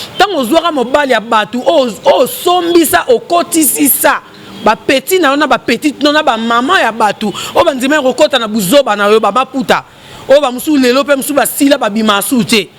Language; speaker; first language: Lingala; non-native, local second language; Luba-Lulua